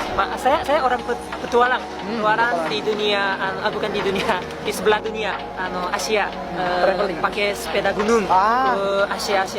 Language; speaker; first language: Indonesian; non-native, learner; Japanese